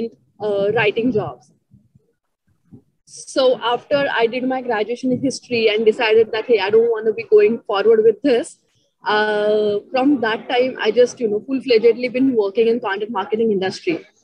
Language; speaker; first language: English; non-native, local second language; Marathi